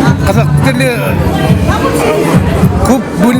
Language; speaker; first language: Kazakh; early bilingual, heritage; Kazakh